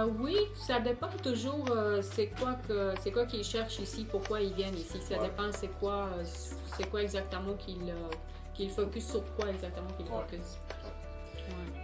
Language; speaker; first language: French; non-native, fluent; Romanian